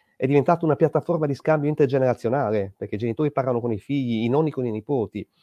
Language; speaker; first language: Italian; native; Italian